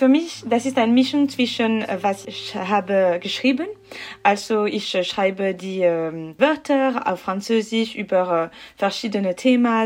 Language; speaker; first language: German; non-native, learner; French